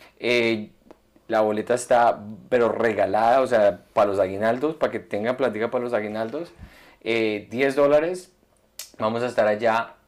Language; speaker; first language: Spanish; native; Spanish